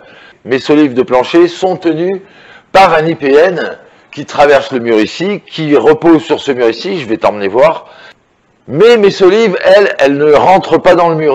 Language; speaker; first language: French; native; French